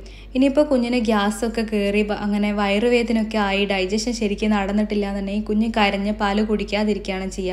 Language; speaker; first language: Malayalam; native; Malayalam